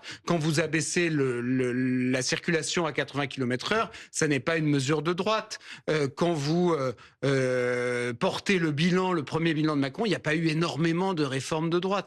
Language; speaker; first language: French; native; French